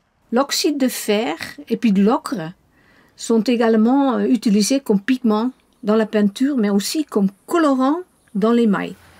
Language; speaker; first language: French; non-native, fluent; Dutch